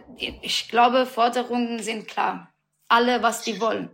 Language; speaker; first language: German; non-native, learner; Persian